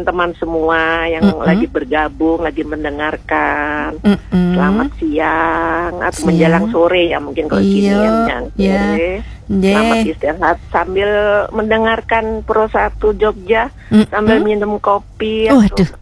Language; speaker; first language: Indonesian; native; Indonesian